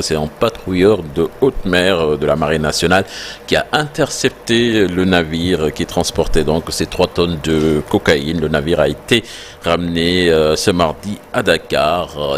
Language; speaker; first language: French; non-native, local second language; Wolof